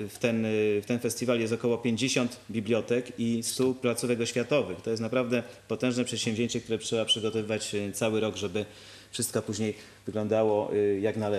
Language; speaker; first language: Polish; native; Polish